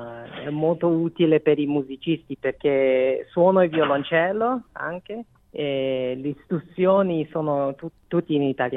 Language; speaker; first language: Italian; non-native, fluent; Korean